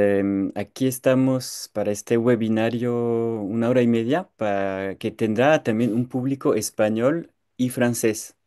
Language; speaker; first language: Spanish; non-native, fluent; French